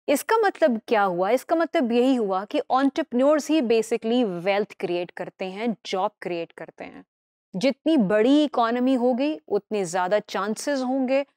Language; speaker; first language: Urdu; native; Urdu